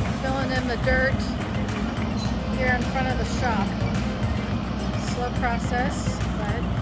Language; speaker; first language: English; native; English